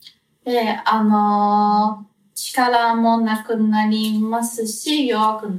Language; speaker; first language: Japanese; non-native, fluent; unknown